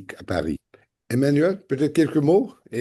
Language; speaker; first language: French; non-native, fluent; English